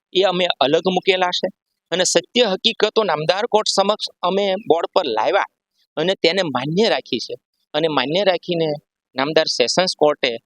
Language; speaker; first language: Gujarati; native; Gujarati